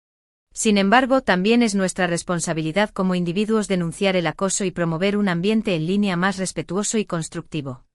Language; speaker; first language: Spanish; native; Spanish